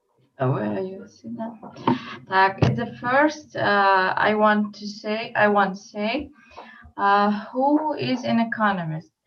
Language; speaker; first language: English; non-native, learner; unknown